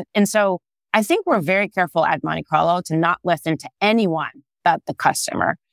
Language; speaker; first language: English; non-native, fluent; Hebrew